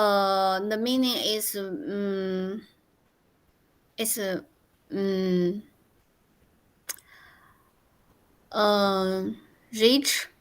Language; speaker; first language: English; non-native, learner; Chinese